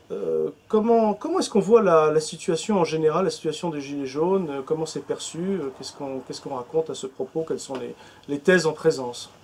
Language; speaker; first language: French; native; French